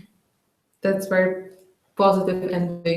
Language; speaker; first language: English; non-native, fluent; Czech